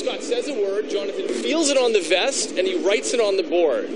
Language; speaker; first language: English; native; English